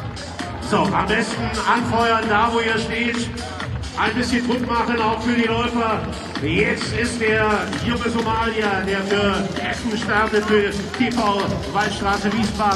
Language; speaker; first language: German; native; German